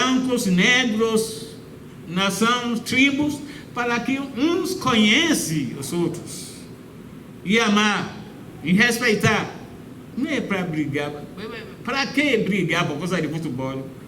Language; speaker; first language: Portuguese; non-native, fluent; Yoruba